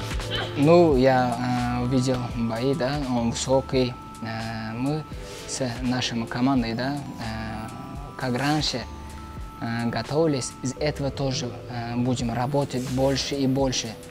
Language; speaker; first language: Russian; non-native, local second language; Uzbek